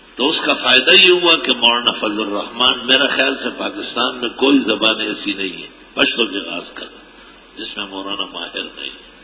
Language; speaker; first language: Urdu; non-native, local second language; Pashto